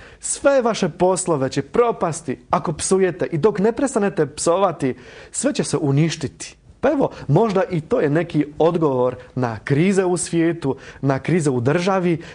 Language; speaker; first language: Croatian; non-native, fluent; Polish